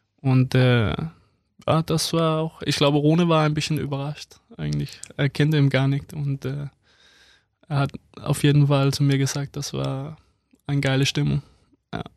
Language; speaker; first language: German; non-native, fluent; Danish